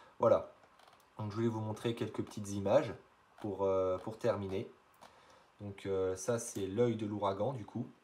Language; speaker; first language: French; native; French